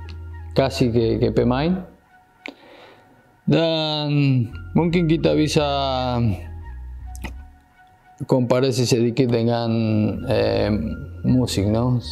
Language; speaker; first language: Indonesian; non-native, fluent; Spanish